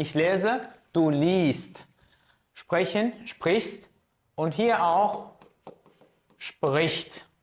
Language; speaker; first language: German; non-native, fluent; Azerbaijani